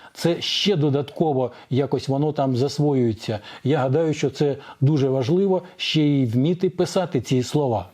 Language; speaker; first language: Ukrainian; non-native, local second language; Russian